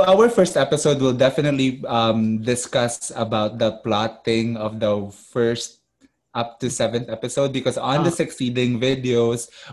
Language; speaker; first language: English; non-native, local second language; Cebuano